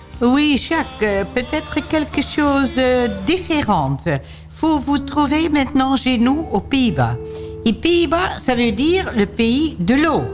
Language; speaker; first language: French; non-native, learner; Dutch